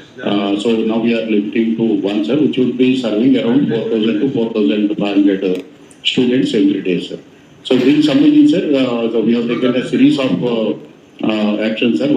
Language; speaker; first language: English; non-native, local second language; Telugu